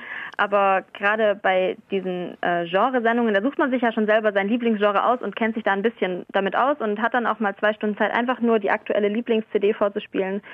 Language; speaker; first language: German; native; German